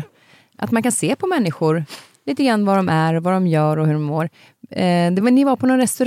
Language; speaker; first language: Swedish; native; Swedish